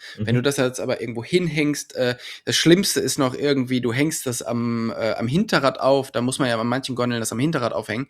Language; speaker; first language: German; native; German